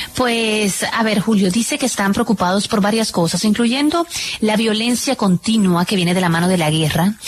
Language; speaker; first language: Spanish; native; Spanish